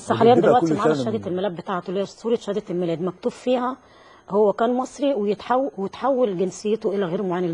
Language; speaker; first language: Arabic; native; Arabic